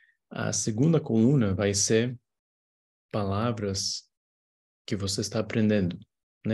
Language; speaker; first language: Portuguese; non-native, fluent; English